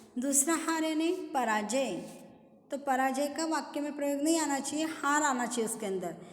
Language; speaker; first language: Hindi; non-native, local second language; Marathi